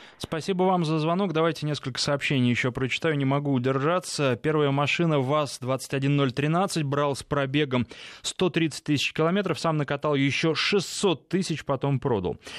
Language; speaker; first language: Russian; native; Russian